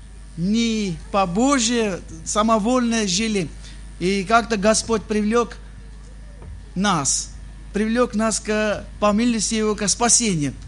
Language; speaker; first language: Russian; non-native, fluent; Armenian